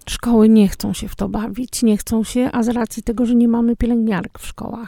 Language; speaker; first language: Polish; native; Polish